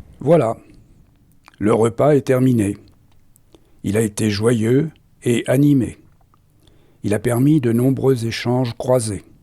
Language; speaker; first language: French; native; French